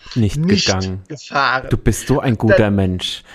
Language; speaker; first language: German; early bilingual, other home language; Spanish